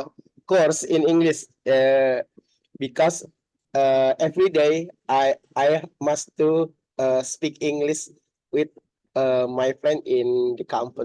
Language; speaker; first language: English; non-native, learner; Indonesian